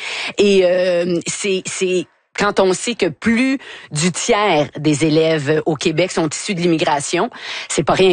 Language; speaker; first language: French; native; French